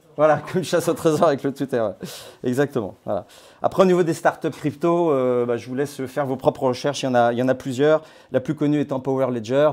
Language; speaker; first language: French; native; French